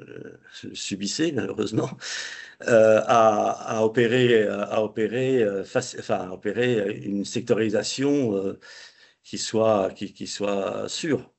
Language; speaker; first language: French; native; French